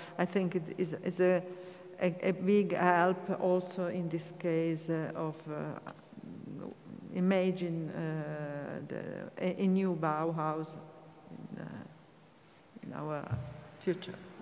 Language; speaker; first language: English; non-native, learner; Italian